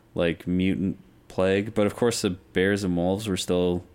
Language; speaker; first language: English; native; English